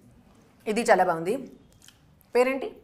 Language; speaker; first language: Telugu; non-native, learner; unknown